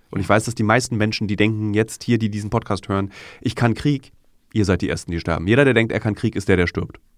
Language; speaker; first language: German; native; German